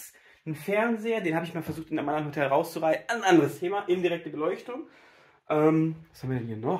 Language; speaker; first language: German; native; German